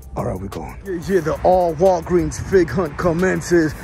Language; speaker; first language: English; native; English